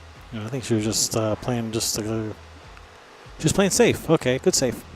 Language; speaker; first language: English; native; English